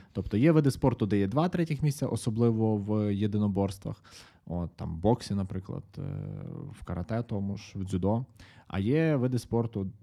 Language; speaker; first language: Ukrainian; native; Ukrainian